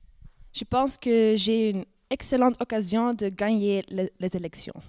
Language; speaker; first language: French; non-native, local second language; Dutch